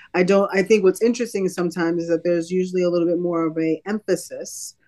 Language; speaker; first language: English; native; English